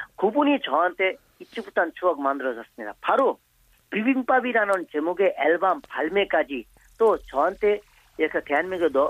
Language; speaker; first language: Korean; non-native, fluent; Bangla